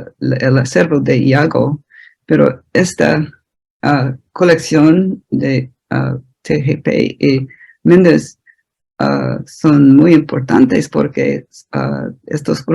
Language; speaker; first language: Spanish; non-native, fluent; English